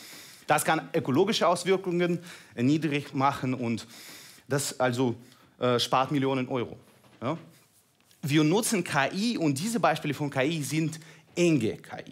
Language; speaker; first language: German; non-native, fluent; Russian